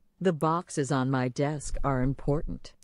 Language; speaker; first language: English; non-native, learner; Russian